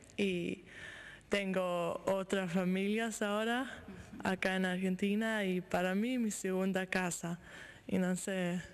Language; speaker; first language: Spanish; non-native, learner; Danish